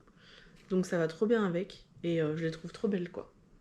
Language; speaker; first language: French; native; French